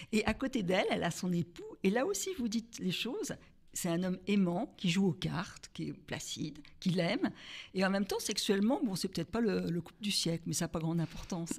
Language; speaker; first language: French; native; French